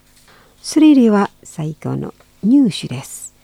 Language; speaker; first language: Japanese; non-native, fluent; Indonesian